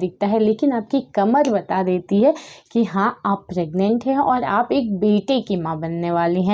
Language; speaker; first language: Hindi; native; Hindi